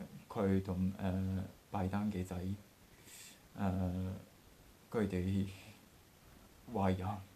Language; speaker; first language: Chinese; non-native, learner; Japanese